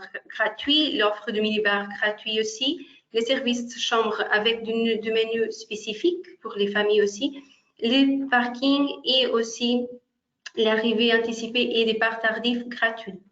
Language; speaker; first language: French; non-native, fluent; Portuguese